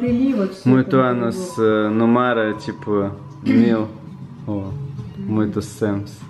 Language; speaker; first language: Portuguese; non-native, learner; Russian